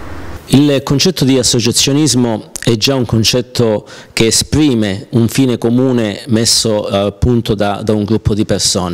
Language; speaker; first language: Italian; native; Italian